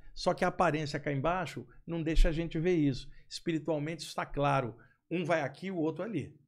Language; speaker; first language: Portuguese; native; Portuguese